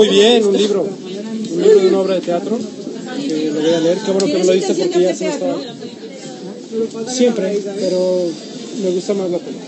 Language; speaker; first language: Spanish; native; Spanish